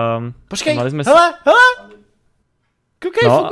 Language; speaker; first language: Czech; native; Czech